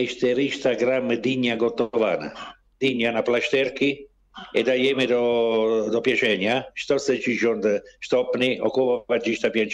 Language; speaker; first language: Polish; non-native, learner; Italian